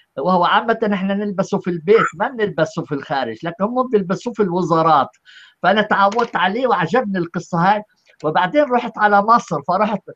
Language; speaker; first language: Arabic; native; Arabic